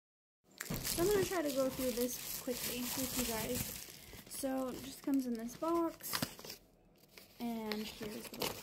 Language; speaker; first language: English; native; English